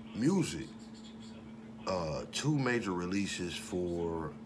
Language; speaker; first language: English; native; English